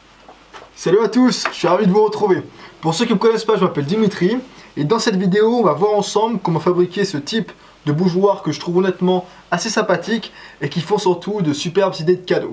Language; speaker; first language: French; native; French